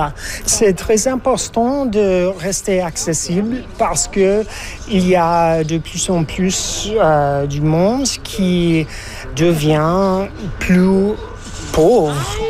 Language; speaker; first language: French; non-native, fluent; English